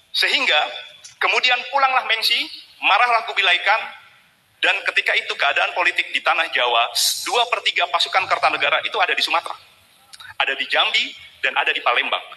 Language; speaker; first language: Indonesian; native; Indonesian